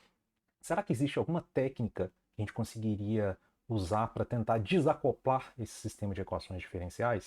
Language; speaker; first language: Portuguese; native; Portuguese